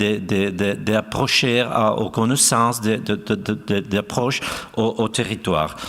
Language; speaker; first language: French; non-native, fluent; Spanish